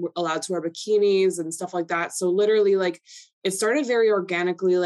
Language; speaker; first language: English; early bilingual, other home language; Polish